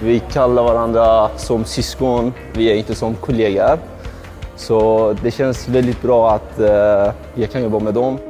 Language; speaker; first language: Swedish; non-native, learner; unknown